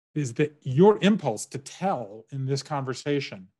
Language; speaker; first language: English; native; English